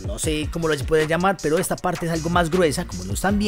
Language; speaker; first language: Spanish; native; Spanish